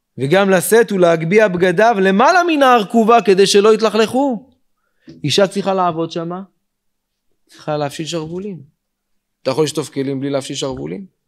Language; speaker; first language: Hebrew; native; Hebrew